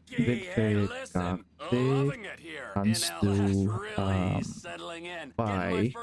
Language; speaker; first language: German; non-native, learner; Russian